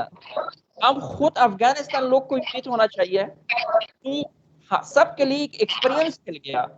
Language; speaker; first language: Hindi; non-native, fluent; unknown